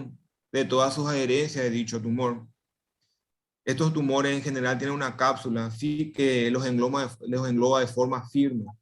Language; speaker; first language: Spanish; native; Spanish